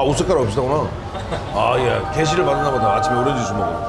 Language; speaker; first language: Korean; native; Korean